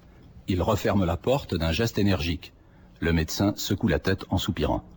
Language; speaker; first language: French; native; French